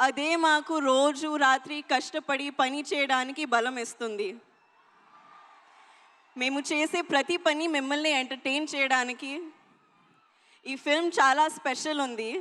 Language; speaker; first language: Telugu; non-native, local second language; Hindi